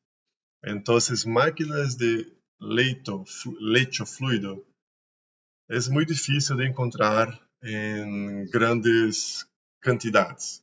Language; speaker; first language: Spanish; non-native, learner; Portuguese